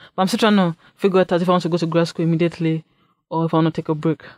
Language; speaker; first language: English; non-native, local second language; Yoruba